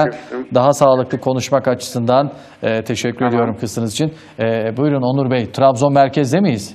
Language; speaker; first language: Turkish; native; Turkish